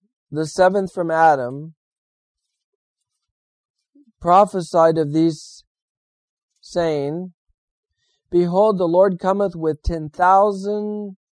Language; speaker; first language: English; native; English